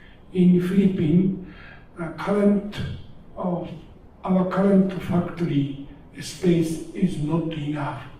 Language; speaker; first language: English; non-native, learner; Japanese